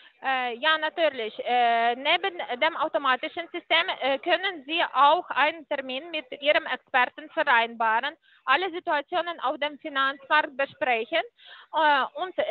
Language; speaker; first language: German; non-native, fluent; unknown